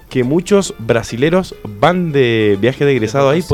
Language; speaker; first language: Spanish; native; Spanish